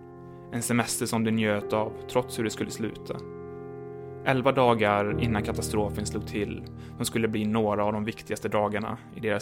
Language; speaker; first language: Swedish; native; Swedish